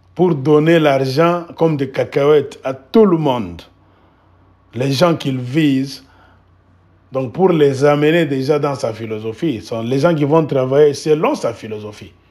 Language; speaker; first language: French; non-native, local second language; Swahili